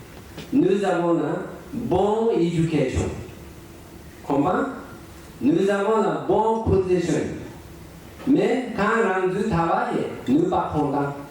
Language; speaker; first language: French; non-native, learner; Tibetan